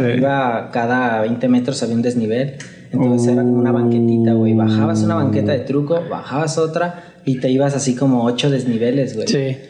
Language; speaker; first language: Spanish; native; Spanish